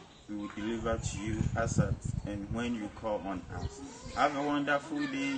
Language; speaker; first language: English; non-native, local second language; Akan